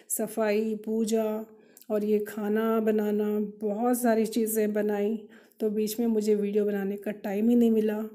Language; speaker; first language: Hindi; non-native, local second language; Kannada